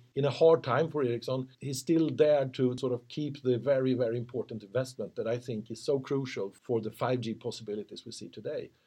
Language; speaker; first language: English; non-native, fluent; Swedish